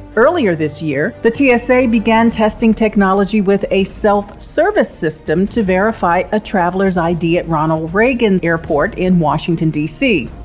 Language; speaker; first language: English; native; English